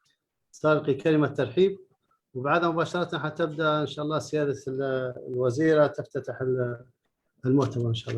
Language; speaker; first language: Arabic; native; Arabic